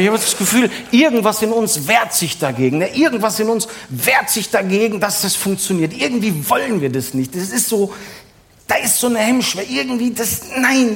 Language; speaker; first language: German; native; German